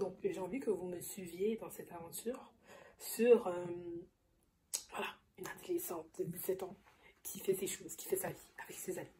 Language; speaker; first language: French; native; French